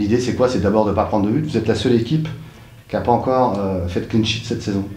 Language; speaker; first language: French; native; French